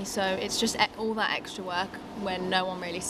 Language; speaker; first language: English; native; English